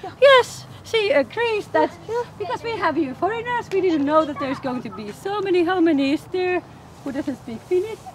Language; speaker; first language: English; non-native, fluent; Finnish